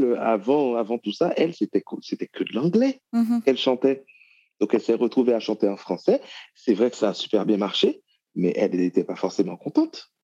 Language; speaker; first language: French; non-native, local second language; Haitian Creole